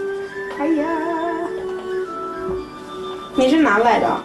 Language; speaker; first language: Chinese; non-native, fluent; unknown